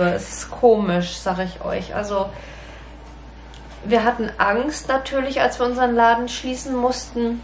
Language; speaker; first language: German; native; German